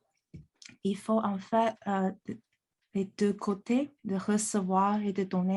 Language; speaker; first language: French; non-native, fluent; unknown